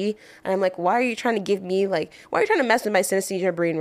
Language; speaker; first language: English; non-native, local second language; Yoruba